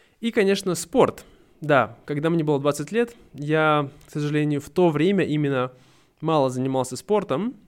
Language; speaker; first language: Russian; native; Russian